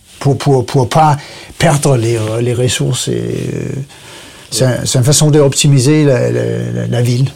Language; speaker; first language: French; non-native, learner; Danish